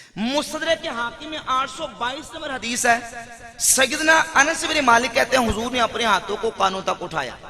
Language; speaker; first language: Urdu; non-native, local second language; Punjabi